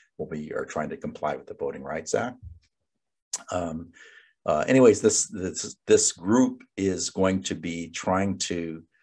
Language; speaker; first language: English; native; English